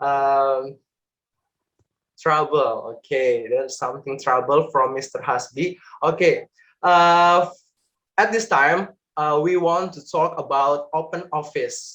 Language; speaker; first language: English; non-native, learner; Indonesian